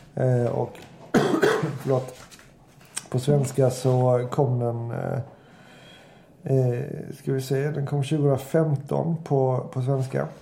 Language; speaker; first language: Swedish; native; Swedish